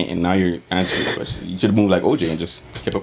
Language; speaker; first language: English; native; English